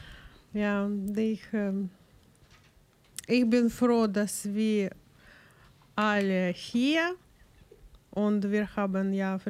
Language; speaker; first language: German; non-native, learner; Ukrainian